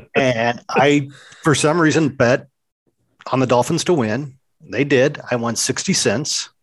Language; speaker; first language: English; native; English